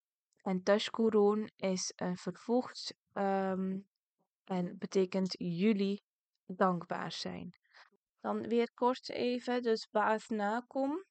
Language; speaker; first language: Dutch; early bilingual, other home language; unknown